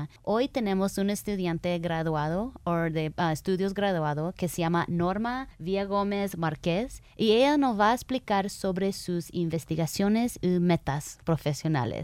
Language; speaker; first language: Spanish; early bilingual, heritage; Spanish